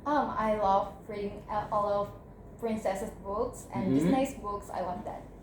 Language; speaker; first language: English; non-native, learner; Indonesian